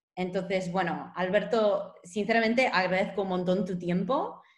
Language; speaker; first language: Spanish; non-native, fluent; English